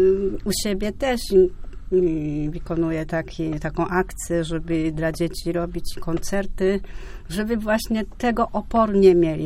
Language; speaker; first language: Polish; non-native, fluent; Japanese